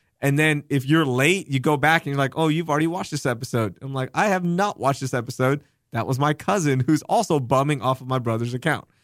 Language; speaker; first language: English; early bilingual, other home language; Urdu